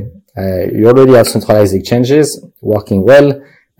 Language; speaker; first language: English; non-native, fluent; French